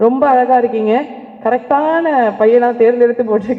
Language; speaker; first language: Tamil; native; Tamil